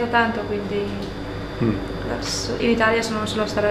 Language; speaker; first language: Italian; non-native, fluent; English